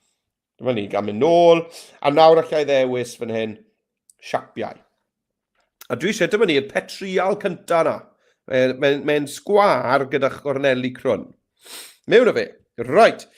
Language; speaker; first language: Welsh; native; Welsh